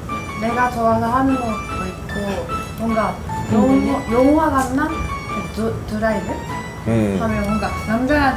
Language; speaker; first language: Korean; non-native, fluent; Japanese